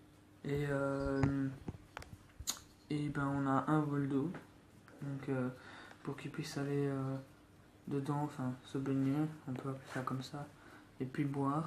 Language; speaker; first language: French; native; French